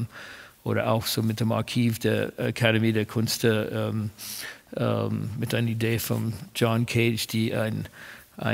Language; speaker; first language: German; non-native, fluent; English